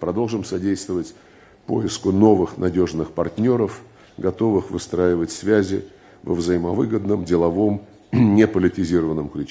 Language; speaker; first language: Russian; native; Russian